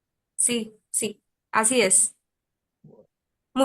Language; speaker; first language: Spanish; non-native, fluent; Bangla